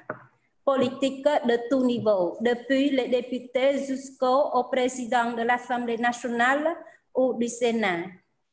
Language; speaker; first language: French; non-native, fluent; Khmer